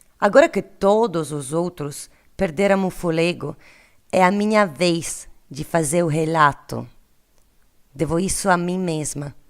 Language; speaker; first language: Portuguese; non-native, learner; Italian